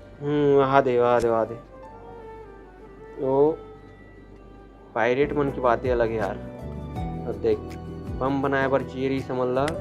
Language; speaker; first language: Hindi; non-native, local second language; Chhattisgarhi